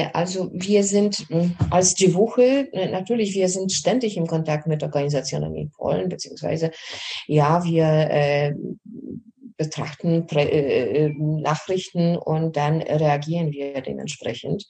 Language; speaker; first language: German; non-native, fluent; Polish